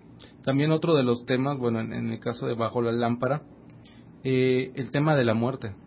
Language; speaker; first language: Spanish; native; Spanish